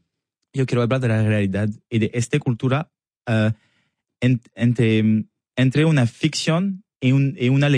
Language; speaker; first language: Spanish; non-native, learner; French